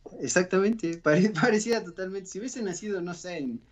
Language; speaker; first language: Spanish; native; Spanish